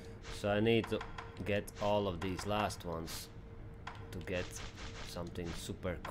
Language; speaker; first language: English; non-native, fluent; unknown